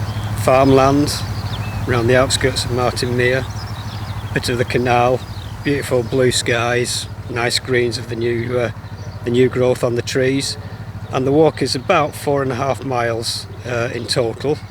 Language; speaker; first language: English; native; English